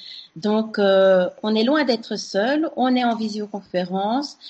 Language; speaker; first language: French; native; French